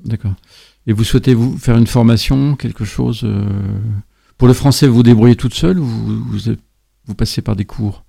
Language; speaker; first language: French; native; French